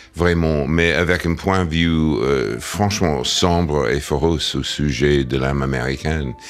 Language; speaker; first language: French; non-native, fluent; English